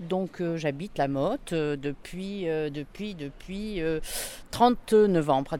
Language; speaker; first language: French; native; French